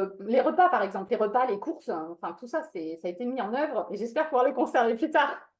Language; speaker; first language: French; non-native, fluent; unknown